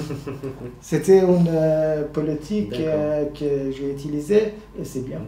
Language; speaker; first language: French; non-native, fluent; Persian